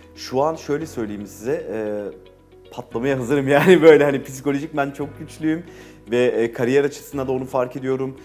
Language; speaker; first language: Turkish; early bilingual, heritage; Turkish